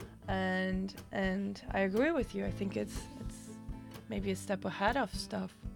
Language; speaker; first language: English; non-native, fluent; Portuguese